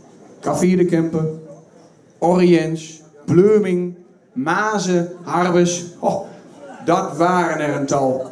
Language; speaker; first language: Dutch; native; Dutch